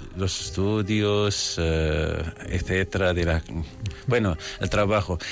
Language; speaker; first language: Spanish; non-native, fluent; Arabic